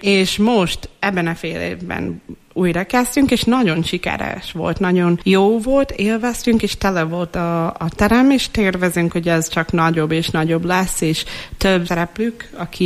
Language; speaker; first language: Hungarian; non-native, fluent; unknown